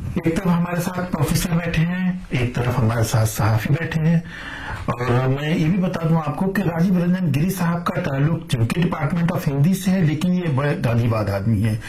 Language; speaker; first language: Urdu; native; Urdu